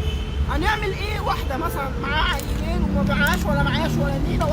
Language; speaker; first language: Arabic; native; Arabic